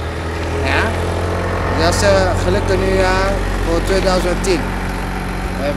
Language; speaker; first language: Dutch; non-native, learner; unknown